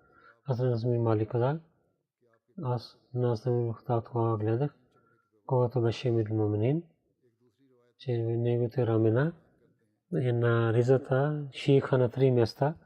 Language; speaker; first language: Bulgarian; non-native, learner; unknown